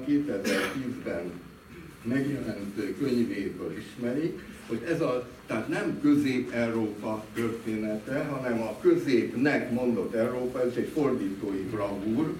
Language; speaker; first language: Hungarian; native; Hungarian